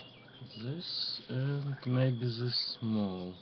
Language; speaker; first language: English; non-native, learner; Ukrainian